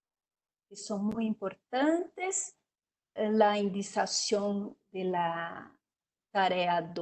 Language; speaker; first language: Spanish; non-native, learner; Portuguese